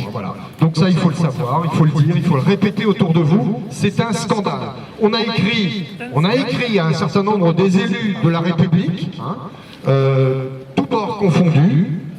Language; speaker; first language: French; native; French